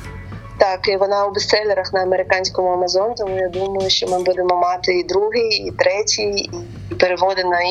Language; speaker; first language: Ukrainian; non-native, local second language; Russian